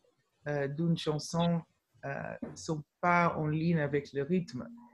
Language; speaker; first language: French; non-native, fluent; English